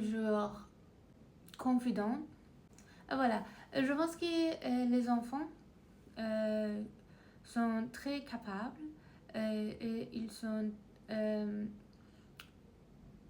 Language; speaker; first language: French; non-native, learner; Persian